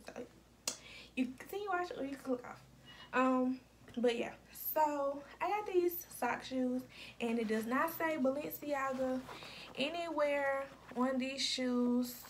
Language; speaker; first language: English; native; English